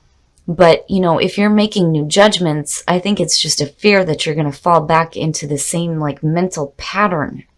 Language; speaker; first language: English; native; English